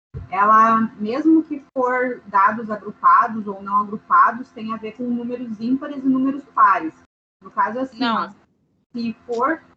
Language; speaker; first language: Portuguese; native; Portuguese